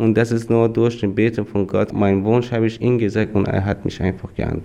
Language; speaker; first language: German; non-native, learner; Persian